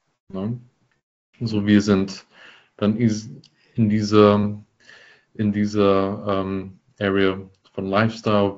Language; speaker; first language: German; non-native, fluent; English